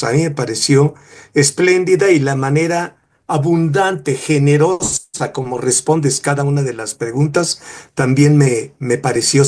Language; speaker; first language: Spanish; native; Spanish